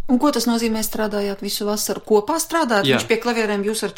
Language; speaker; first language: Latvian; native; Latvian